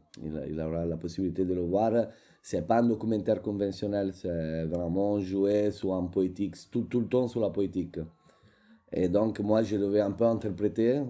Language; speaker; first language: French; non-native, fluent; Italian